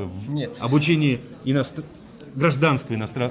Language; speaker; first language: Russian; native; Russian